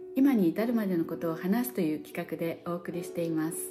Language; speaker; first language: Japanese; native; Japanese